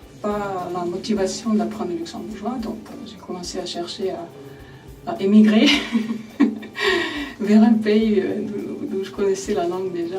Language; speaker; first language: French; non-native, fluent; Finnish